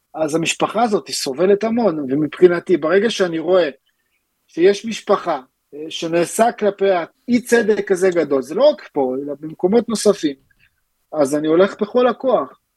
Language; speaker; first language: Hebrew; early bilingual, other home language; Russian